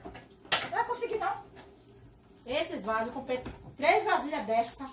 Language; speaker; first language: Portuguese; native; Portuguese